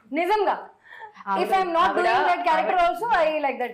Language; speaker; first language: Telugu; non-native, learner; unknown